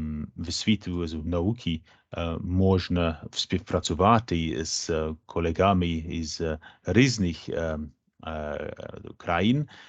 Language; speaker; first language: Ukrainian; non-native, fluent; English